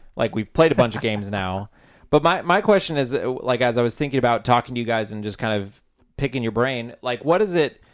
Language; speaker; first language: English; native; English